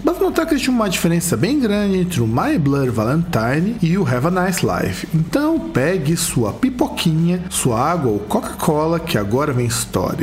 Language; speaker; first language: Portuguese; native; Portuguese